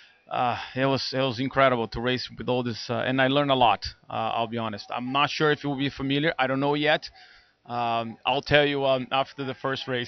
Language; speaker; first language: English; non-native, fluent; Portuguese